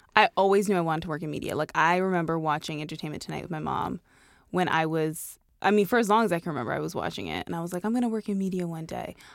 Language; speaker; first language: English; native; English